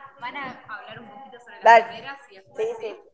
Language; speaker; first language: Spanish; native; Spanish